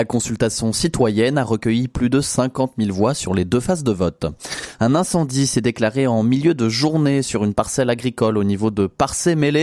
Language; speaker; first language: French; native; French